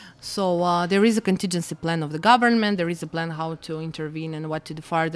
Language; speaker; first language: English; non-native, learner; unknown